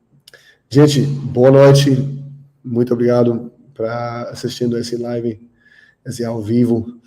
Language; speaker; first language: Portuguese; non-native, learner; English